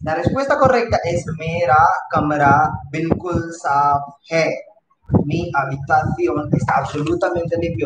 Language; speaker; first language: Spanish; non-native, fluent; Hindi